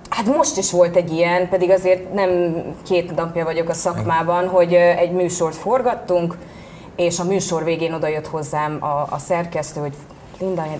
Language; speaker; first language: Hungarian; early bilingual, heritage; Hungarian